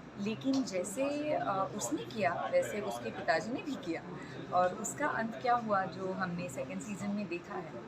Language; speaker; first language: Hindi; non-native, local second language; Marathi